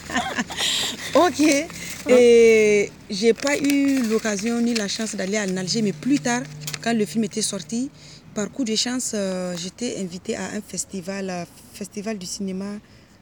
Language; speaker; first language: French; non-native, local second language; Hausa